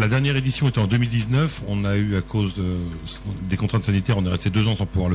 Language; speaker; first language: French; native; French